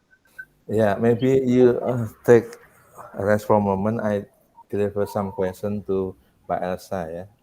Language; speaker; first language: English; non-native, learner; Indonesian